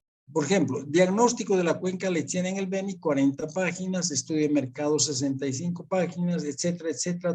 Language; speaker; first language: Spanish; native; Spanish